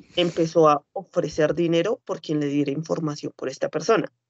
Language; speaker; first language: Spanish; native; Spanish